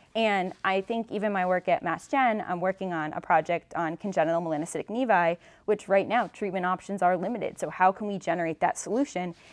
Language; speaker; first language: English; native; English